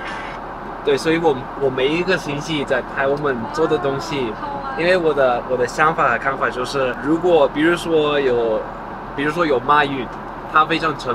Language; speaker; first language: Chinese; non-native, fluent; Dutch